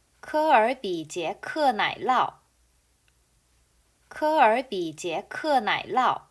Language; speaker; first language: Chinese; non-native, fluent; Korean